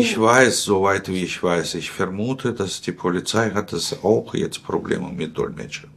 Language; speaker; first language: German; non-native, fluent; Russian